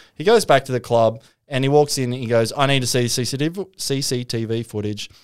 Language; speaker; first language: English; native; English